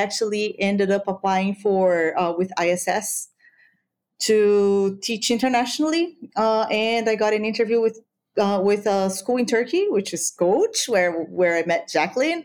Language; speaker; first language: English; non-native, fluent; Spanish